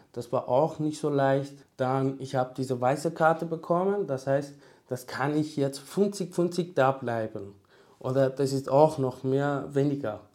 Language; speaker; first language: German; non-native, learner; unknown